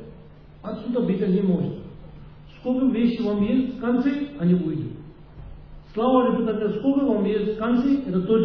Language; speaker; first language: Russian; non-native, learner; Tibetan